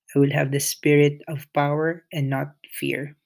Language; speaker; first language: English; non-native, local second language; Filipino